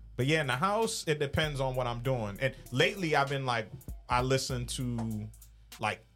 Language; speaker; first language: English; early bilingual, other home language; Spanish